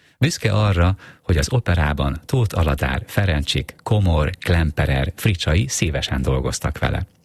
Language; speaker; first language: Hungarian; native; Hungarian